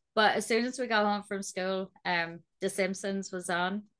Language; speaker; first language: English; native; English